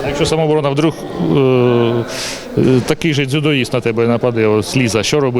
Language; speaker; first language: Ukrainian; native; Ukrainian